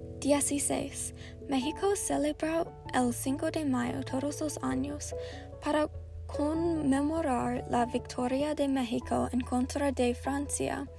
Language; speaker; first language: Spanish; non-native, learner; English